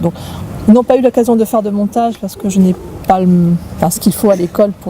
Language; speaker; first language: French; native; French